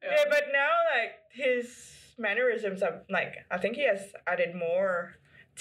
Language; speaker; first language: English; non-native, local second language; Filipino